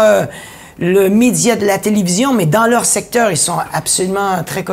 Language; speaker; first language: French; native; French